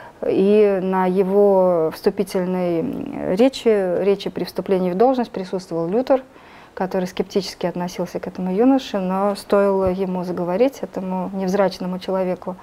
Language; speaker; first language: Russian; native; Russian